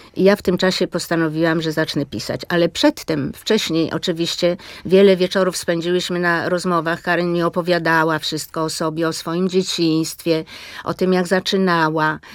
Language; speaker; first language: Polish; native; Polish